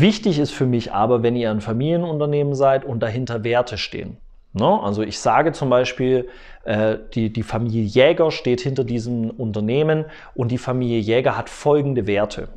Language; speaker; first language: German; native; German